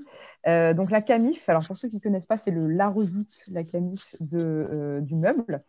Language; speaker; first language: French; native; French